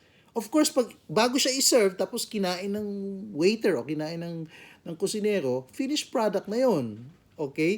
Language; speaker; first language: Filipino; native; Filipino